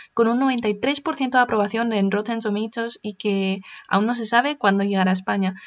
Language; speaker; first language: Spanish; early bilingual, other home language; Chinese